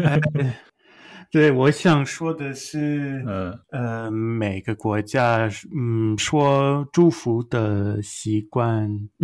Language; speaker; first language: Chinese; non-native, fluent; English